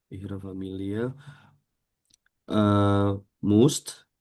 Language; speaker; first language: German; non-native, learner; Indonesian